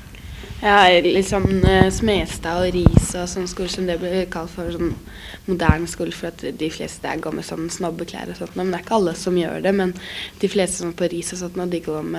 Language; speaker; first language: Norwegian; native; Norwegian